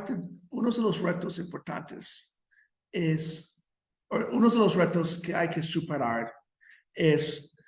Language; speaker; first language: Spanish; non-native, fluent; English